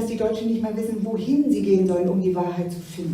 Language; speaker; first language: German; native; German